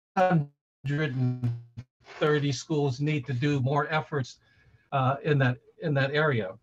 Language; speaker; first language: English; native; English